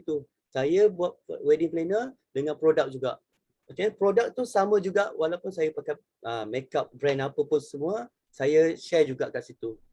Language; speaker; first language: Malay; native; Malay